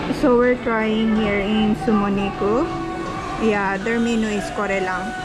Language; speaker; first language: English; non-native, local second language; Filipino